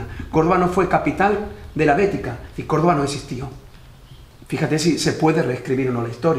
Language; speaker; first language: Spanish; native; Spanish